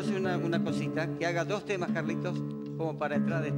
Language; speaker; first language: Spanish; native; Spanish